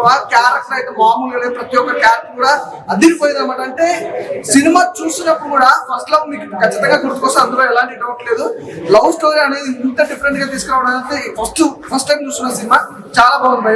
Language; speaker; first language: Telugu; native; Telugu